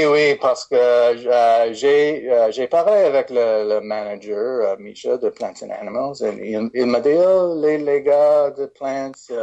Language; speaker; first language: French; non-native, fluent; English